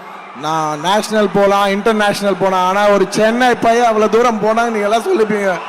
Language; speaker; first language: Tamil; non-native, local second language; Telugu